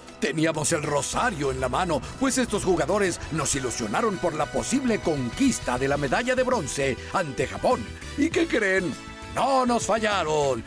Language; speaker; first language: Spanish; native; Spanish